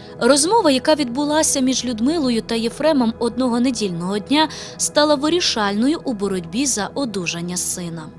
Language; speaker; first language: Ukrainian; native; Ukrainian